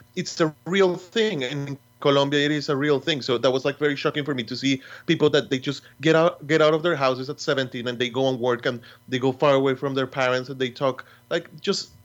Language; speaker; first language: English; non-native, fluent; Spanish